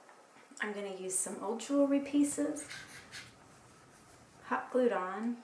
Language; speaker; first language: English; native; English